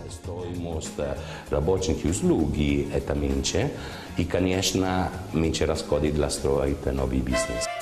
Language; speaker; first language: Russian; non-native, learner; Italian